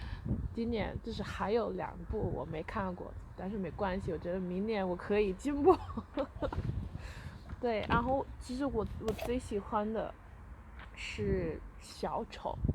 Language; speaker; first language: Chinese; early bilingual, heritage; Chinese